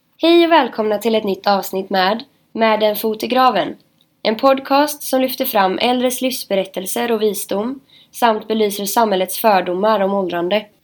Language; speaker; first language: Swedish; native; Swedish